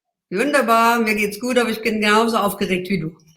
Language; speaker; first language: German; native; German